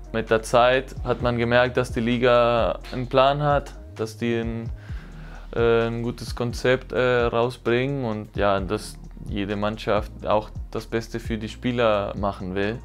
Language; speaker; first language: German; non-native, fluent; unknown